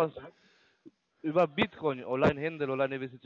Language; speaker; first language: German; non-native, learner; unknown